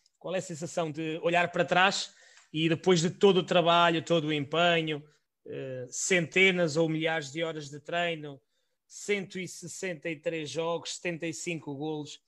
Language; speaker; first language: Portuguese; native; Portuguese